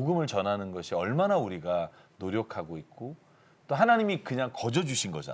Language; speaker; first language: Korean; native; Korean